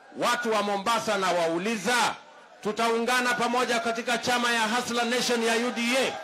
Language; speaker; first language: Swahili; non-native, local second language; Kalenjin